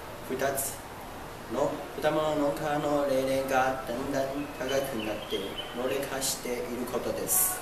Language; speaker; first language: Japanese; non-native, learner; Chinese